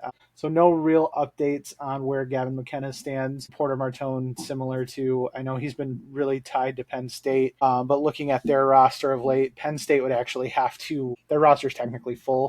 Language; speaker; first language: English; native; English